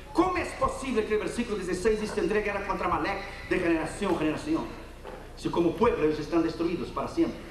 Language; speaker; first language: Spanish; non-native, fluent; Portuguese